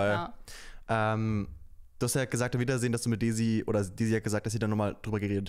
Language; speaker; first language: German; native; German